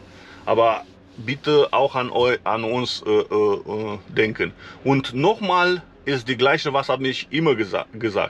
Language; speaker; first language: German; non-native, fluent; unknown